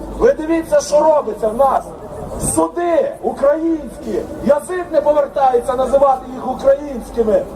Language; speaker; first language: Ukrainian; native; Ukrainian